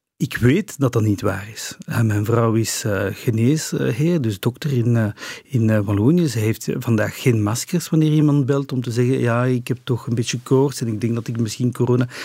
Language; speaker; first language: Dutch; non-native, local second language; French